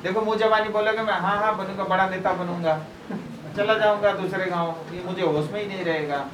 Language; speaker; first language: Hindi; non-native, local second language; Nepali